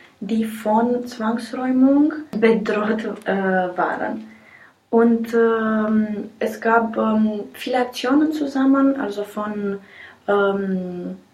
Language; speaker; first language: German; non-native, learner; Romanian